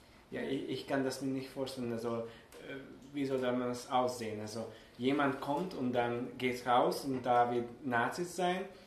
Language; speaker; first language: German; non-native, learner; Hungarian